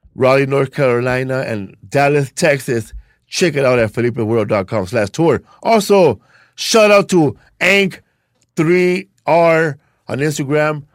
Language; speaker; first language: English; early bilingual, other home language; Spanish